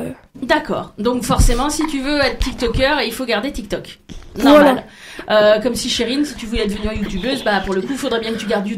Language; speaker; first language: French; native; French